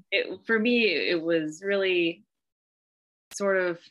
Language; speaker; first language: English; native; English